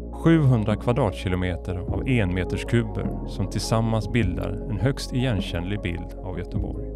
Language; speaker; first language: Swedish; native; Swedish